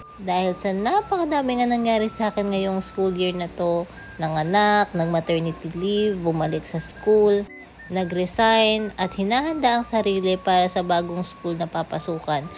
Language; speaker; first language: Filipino; non-native, local second language; Masbatenyo